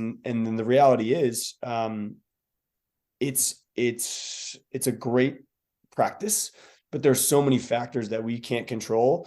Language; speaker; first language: English; native; English